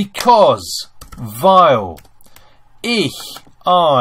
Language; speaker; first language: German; non-native, fluent; English